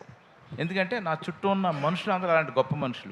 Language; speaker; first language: Telugu; native; Telugu